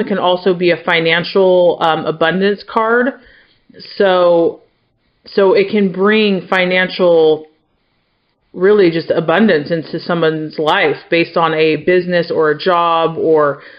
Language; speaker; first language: English; native; English